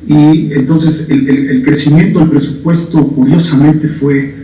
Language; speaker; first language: Spanish; native; Spanish